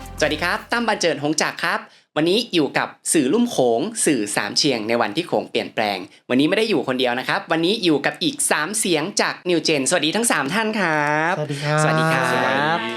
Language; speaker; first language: Thai; native; Thai